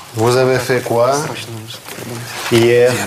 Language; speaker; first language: French; non-native, fluent; Russian